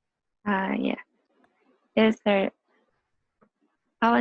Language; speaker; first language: English; non-native, learner; Indonesian